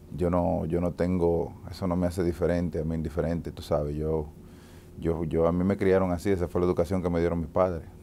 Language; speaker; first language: Spanish; native; Spanish